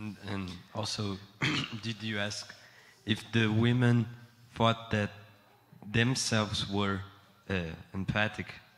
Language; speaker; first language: English; non-native, fluent; Portuguese